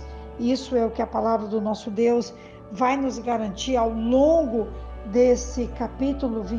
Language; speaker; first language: Portuguese; native; Portuguese